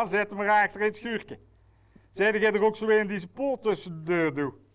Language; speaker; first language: Dutch; native; Dutch